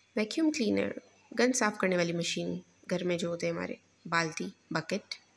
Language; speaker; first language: Urdu; native; Urdu